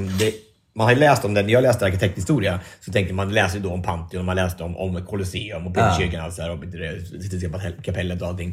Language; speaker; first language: Swedish; native; Swedish